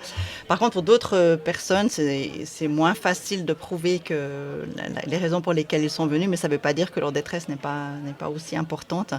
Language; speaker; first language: French; native; French